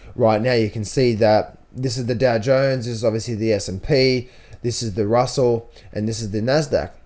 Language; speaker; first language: English; native; English